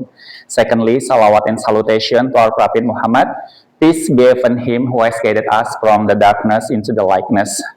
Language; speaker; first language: English; non-native, fluent; Indonesian